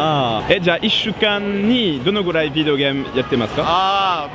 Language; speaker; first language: Japanese; non-native, fluent; French